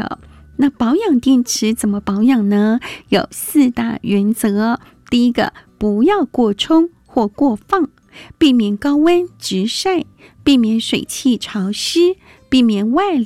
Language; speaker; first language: Chinese; native; Chinese